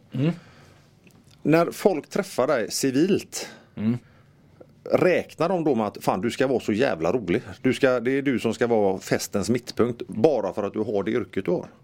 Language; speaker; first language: Swedish; native; Swedish